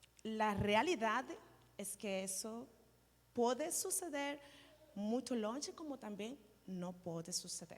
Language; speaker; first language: Portuguese; non-native, learner; Spanish